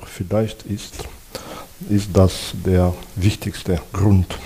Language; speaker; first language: German; non-native, fluent; Belarusian